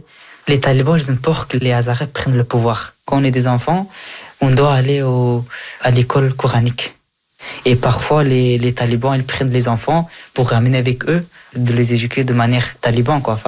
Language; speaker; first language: French; early bilingual, other home language; Hazaragi